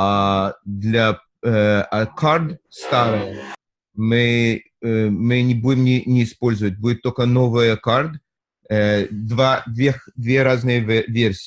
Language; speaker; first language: Russian; early bilingual, heritage; Russian